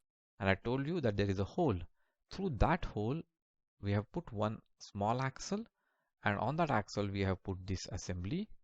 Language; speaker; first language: English; non-native, local second language; Marathi